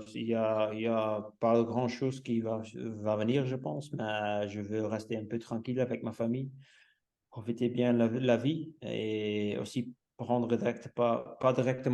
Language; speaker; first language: French; non-native, local second language; Dutch